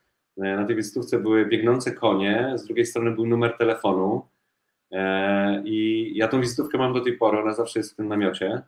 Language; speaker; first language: Polish; native; Polish